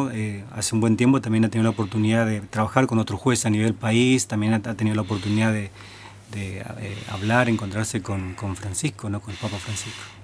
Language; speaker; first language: Spanish; native; Spanish